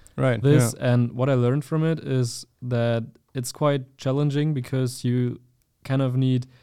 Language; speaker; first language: English; non-native, fluent; German